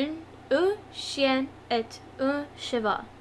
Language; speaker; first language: French; non-native, learner; English